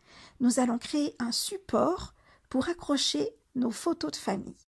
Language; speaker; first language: French; native; French